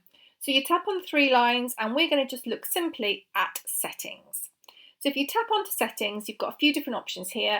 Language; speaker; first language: English; native; English